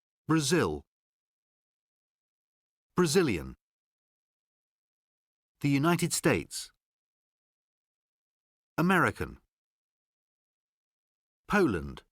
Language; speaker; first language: English; non-native, learner; Spanish